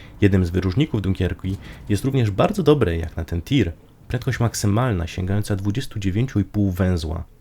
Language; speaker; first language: Polish; native; Polish